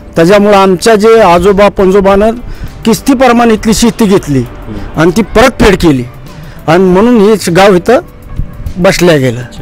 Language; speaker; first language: Marathi; native; Marathi